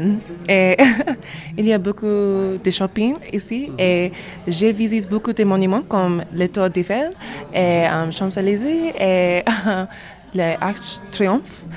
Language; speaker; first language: French; non-native, learner; English